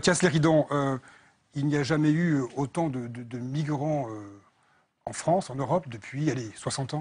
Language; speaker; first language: French; native; French